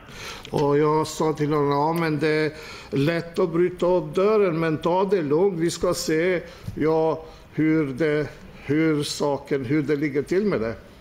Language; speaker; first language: Swedish; non-native, fluent; Albanian